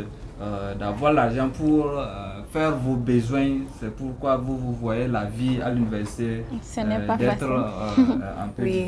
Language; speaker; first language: French; non-native, learner; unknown